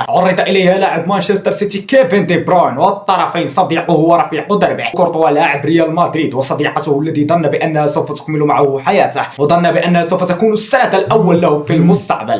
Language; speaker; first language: Arabic; native; Arabic